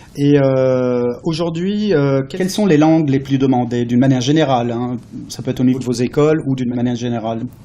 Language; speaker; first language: French; native; French